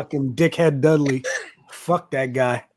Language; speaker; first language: English; native; English